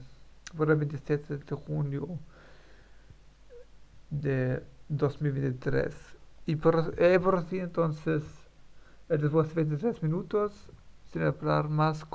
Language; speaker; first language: Spanish; non-native, learner; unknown